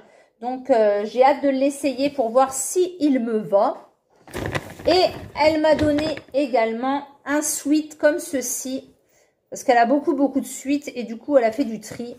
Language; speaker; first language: French; native; French